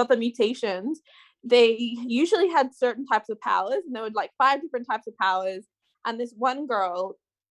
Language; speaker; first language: English; non-native, local second language; Tongan